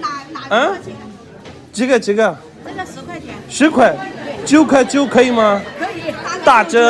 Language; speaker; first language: Chinese; non-native, learner; Urdu